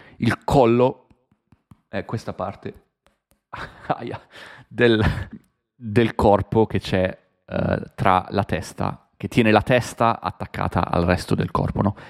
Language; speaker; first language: Italian; native; Italian